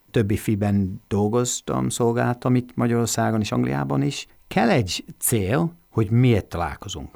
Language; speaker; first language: Hungarian; non-native, fluent; English